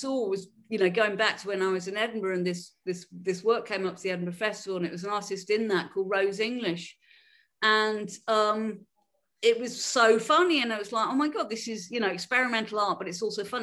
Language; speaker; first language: English; native; English